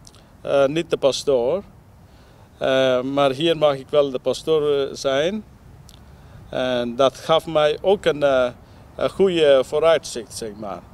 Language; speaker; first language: Dutch; non-native, learner; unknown